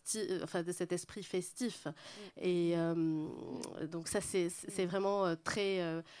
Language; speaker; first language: French; non-native, local second language; Arabic